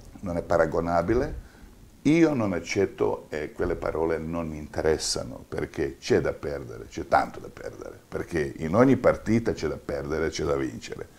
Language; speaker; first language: Italian; non-native, fluent; Croatian